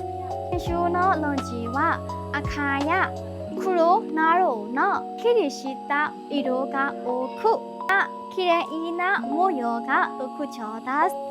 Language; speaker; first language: Japanese; non-native, learner; Burmese